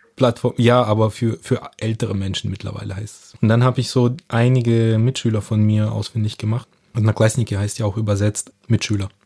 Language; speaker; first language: German; early bilingual, other home language; Russian